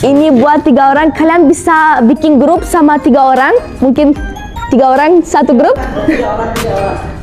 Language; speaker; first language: Indonesian; non-native, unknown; German